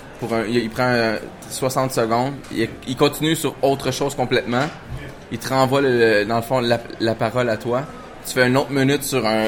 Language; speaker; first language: French; native; French